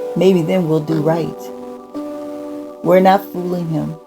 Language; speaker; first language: English; native; English